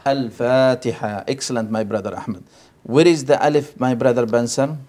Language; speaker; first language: English; non-native, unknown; Arabic